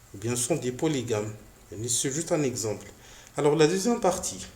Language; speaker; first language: French; non-native, local second language; Arabic